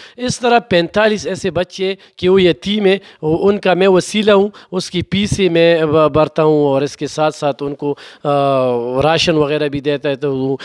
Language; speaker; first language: Urdu; non-native, local second language; Pashto